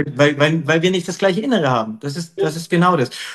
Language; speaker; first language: German; native; German